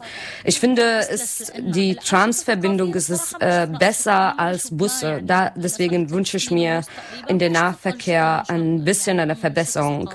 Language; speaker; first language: German; non-native, learner; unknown